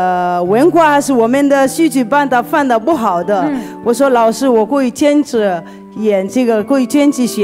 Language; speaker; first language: Chinese; non-native, learner; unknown